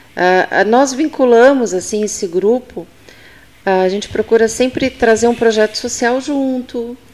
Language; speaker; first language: Portuguese; native; Portuguese